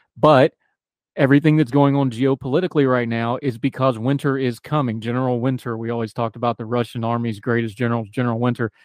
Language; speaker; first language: English; native; English